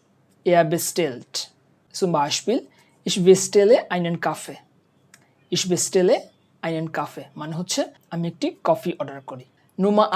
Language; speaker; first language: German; non-native, fluent; Bangla